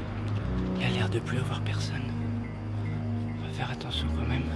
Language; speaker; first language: French; native; French